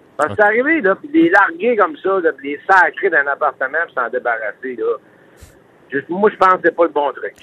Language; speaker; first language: French; native; French